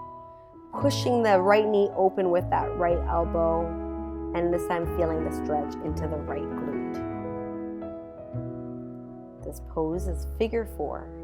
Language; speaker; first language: English; native; English